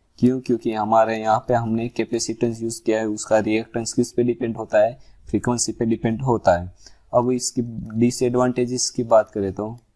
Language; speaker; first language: Hindi; non-native, local second language; Gujarati